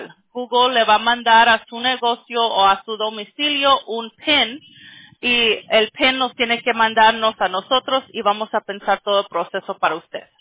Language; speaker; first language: Spanish; early bilingual, other home language; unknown